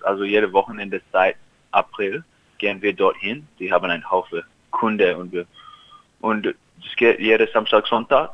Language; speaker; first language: German; early bilingual, heritage; German